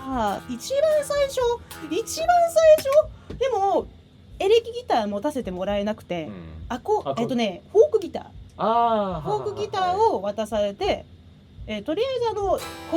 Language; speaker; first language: Japanese; native; Japanese